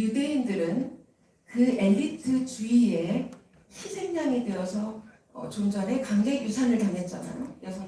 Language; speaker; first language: Korean; native; Korean